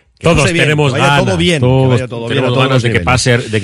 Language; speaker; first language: Spanish; native; Spanish